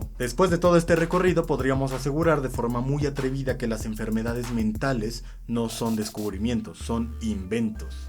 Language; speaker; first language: Spanish; native; Spanish